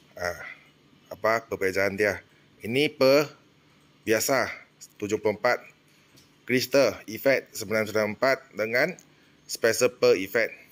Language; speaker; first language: Malay; non-native, local second language; Min Nan Chinese